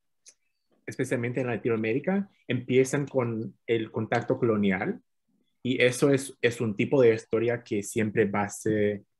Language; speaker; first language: Spanish; non-native, fluent; English